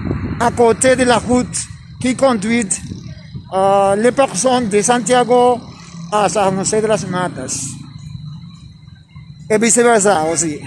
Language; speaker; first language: French; non-native, fluent; Spanish